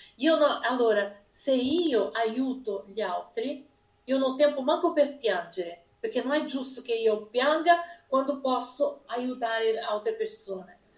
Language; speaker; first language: Italian; non-native, fluent; Portuguese